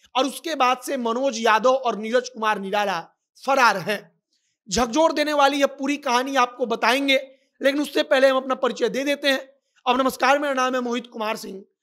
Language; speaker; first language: Hindi; native; Hindi